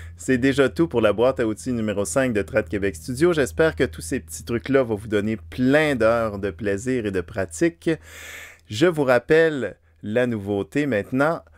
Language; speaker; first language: French; native; French